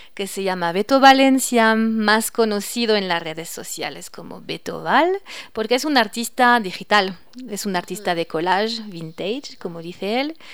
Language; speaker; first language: Spanish; non-native, fluent; French